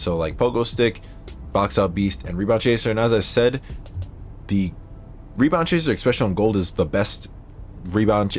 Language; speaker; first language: English; native; English